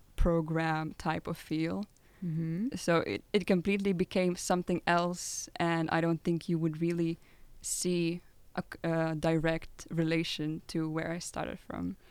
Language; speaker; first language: English; non-native, fluent; Lithuanian